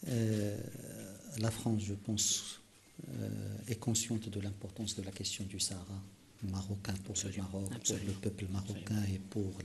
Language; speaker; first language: French; non-native, local second language; Arabic